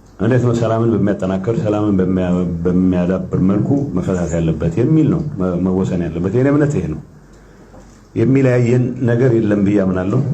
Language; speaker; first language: Amharic; non-native, local second language; Tigrinya